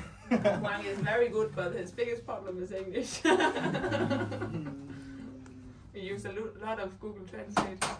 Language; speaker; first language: English; non-native, fluent; Danish